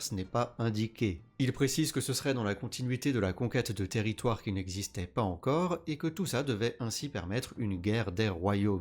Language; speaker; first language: French; native; French